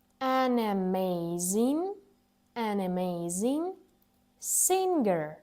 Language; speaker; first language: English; non-native, fluent; Ukrainian